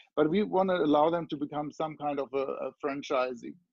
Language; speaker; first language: English; non-native, fluent; German